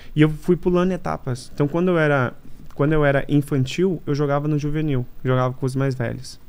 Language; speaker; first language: Portuguese; native; Portuguese